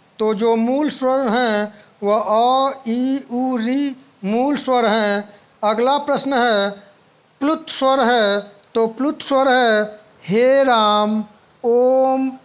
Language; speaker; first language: Hindi; native; Hindi